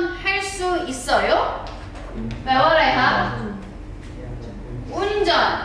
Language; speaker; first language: Korean; non-native, fluent; Thai